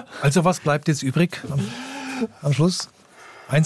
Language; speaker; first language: German; native; German